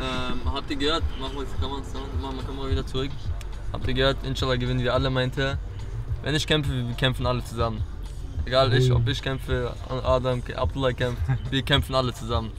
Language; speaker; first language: German; early bilingual, other home language; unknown